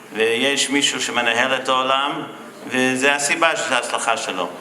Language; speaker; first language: Hebrew; non-native, fluent; English